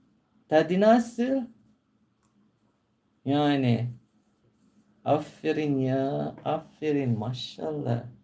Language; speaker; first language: Turkish; non-native, learner; Filipino